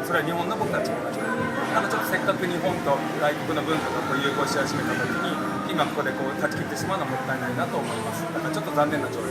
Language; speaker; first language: Japanese; native; Japanese